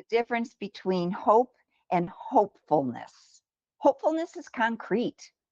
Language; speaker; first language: English; native; English